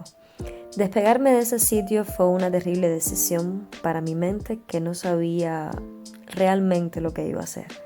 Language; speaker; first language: Spanish; native; Spanish